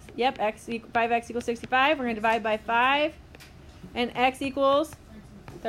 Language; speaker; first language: English; native; English